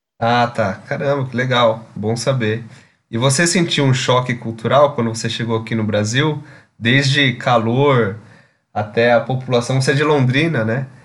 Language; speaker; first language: Portuguese; native; Portuguese